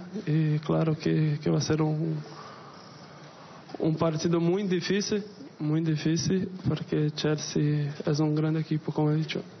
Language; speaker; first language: Spanish; non-native, fluent; Portuguese